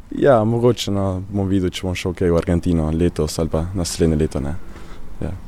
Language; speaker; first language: Slovenian; early bilingual, heritage; Slovenian